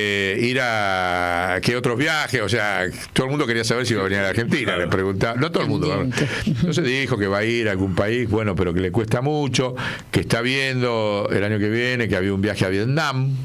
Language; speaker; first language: Spanish; native; Spanish